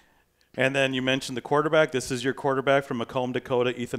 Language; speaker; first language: English; native; English